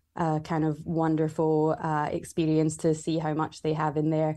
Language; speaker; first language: English; native; English